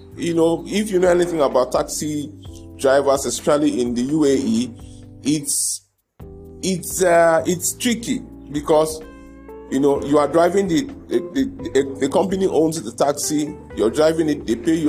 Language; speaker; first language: English; non-native, local second language; Igbo